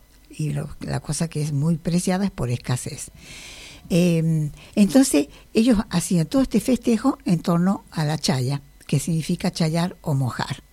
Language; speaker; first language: Spanish; native; Spanish